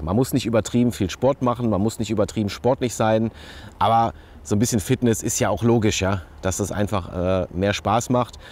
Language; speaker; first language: German; native; German